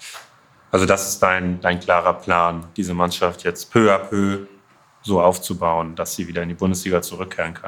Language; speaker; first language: German; native; German